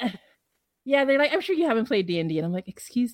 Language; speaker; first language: English; non-native, local second language; Filipino